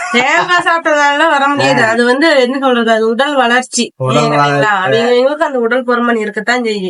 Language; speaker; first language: Tamil; native; Tamil